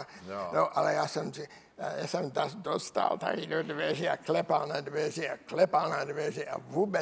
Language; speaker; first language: Czech; non-native, learner; English